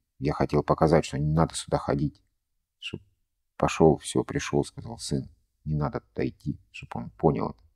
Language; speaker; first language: Russian; native; Russian